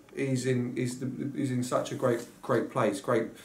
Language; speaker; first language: English; native; English